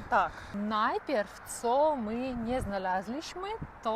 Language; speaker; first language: Polish; non-native, learner; Ukrainian